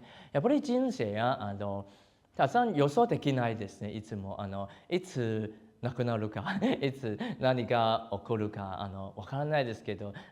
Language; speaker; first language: Japanese; non-native, learner; Cantonese